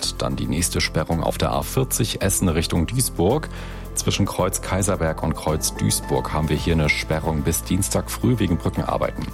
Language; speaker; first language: German; native; German